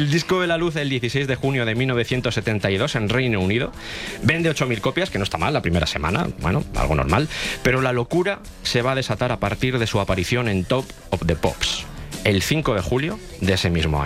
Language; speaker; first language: Spanish; native; Spanish